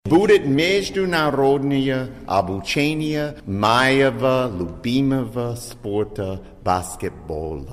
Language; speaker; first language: Russian; non-native, fluent; English